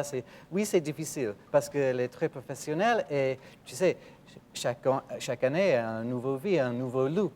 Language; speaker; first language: French; non-native, fluent; English